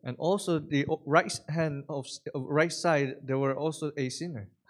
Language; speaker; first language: English; non-native, fluent; Korean